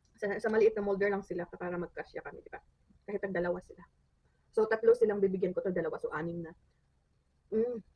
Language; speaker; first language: Filipino; non-native, local second language; Cebuano